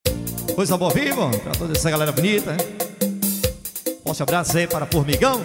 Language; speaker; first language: Portuguese; native; Portuguese